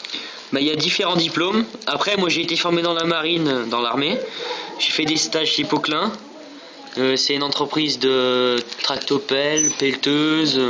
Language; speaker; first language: French; native; French